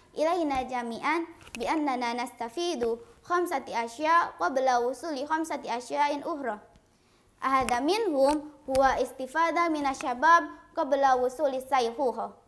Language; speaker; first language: Arabic; non-native, learner; Indonesian